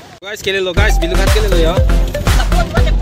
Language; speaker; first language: Hindi; non-native, local second language; Karbi